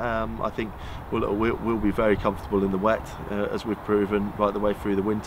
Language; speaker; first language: English; native; English